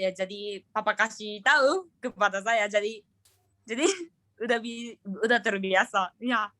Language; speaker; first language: Indonesian; non-native, learner; Japanese